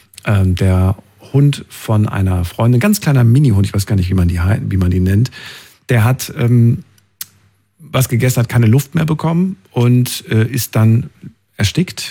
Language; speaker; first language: German; native; German